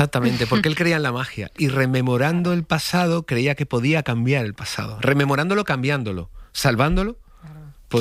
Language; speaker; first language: Spanish; native; Spanish